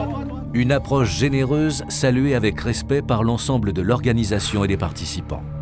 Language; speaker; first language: French; native; French